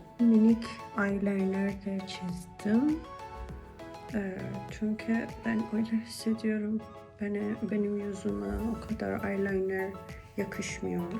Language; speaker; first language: Turkish; non-native, learner; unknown